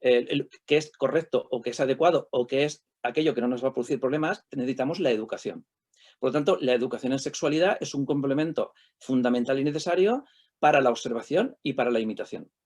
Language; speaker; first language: Spanish; native; Spanish